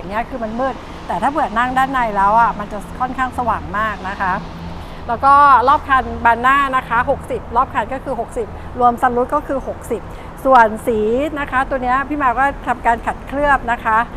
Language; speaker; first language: Thai; native; Thai